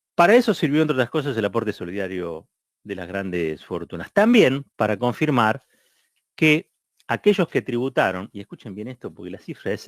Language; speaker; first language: Spanish; native; Spanish